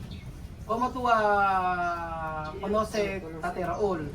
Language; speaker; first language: Spanish; non-native, learner; Filipino